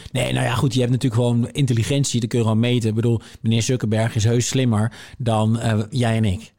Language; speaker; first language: Dutch; native; Dutch